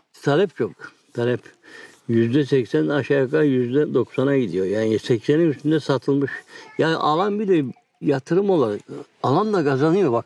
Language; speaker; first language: Turkish; native; Turkish